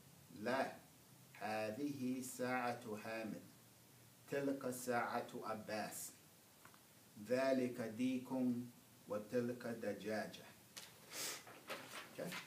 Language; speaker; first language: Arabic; non-native, fluent; English